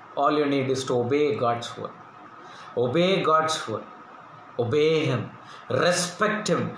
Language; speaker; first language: English; non-native, local second language; Telugu